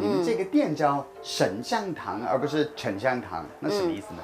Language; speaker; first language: Chinese; non-native, fluent; English